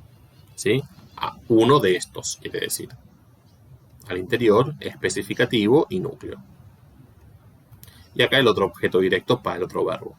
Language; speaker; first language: Spanish; native; Spanish